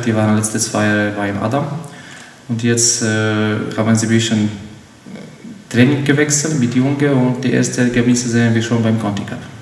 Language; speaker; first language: German; non-native, learner; Polish